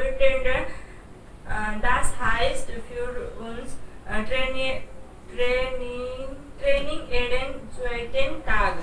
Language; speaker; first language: German; non-native, learner; Hindi